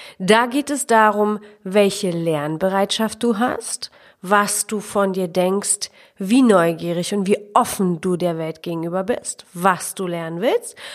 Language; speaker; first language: German; early bilingual, other home language; Polish